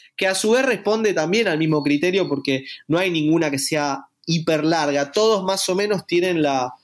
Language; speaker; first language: Spanish; native; Spanish